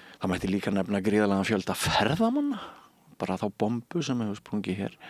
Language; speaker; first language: Icelandic; native; Icelandic